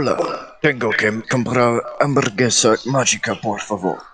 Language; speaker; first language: Spanish; non-native, learner; English